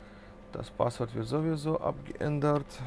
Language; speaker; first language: German; non-native, fluent; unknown